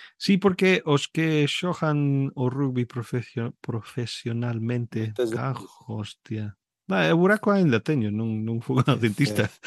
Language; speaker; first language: Galician; early bilingual, heritage; Galician